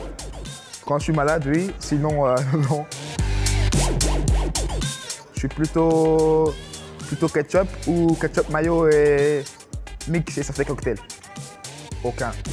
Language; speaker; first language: French; early bilingual, other home language; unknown